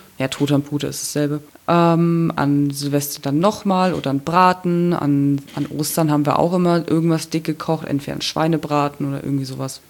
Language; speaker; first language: German; early bilingual, other home language; Russian